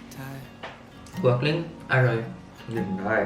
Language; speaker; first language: Thai; early bilingual, heritage; Thai